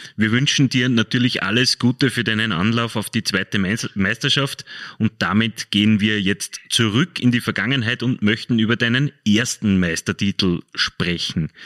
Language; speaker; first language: German; native; German